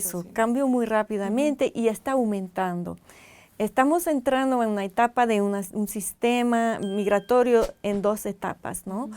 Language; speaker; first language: Spanish; non-native, fluent; French